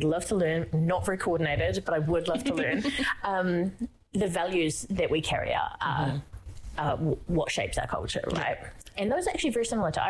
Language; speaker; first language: English; native; English